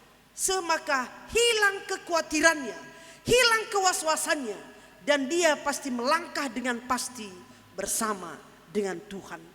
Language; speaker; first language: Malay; non-native, local second language; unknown